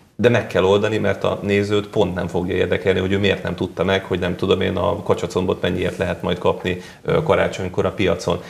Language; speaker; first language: Hungarian; native; Hungarian